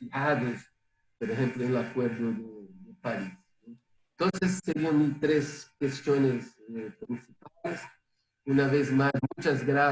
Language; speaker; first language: Spanish; non-native, fluent; Portuguese